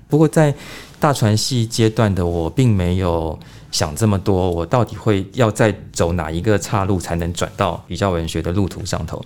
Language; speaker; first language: Chinese; native; Chinese